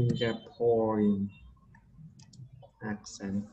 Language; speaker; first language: English; non-native, learner; Vietnamese